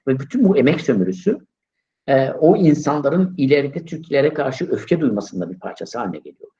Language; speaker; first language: Turkish; native; Turkish